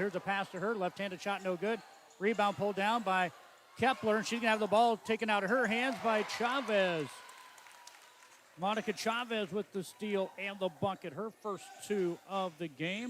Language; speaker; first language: English; native; English